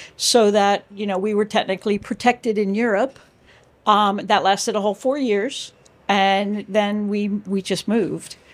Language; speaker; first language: English; native; English